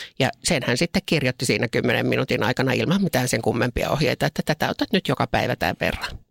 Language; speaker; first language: Finnish; native; Finnish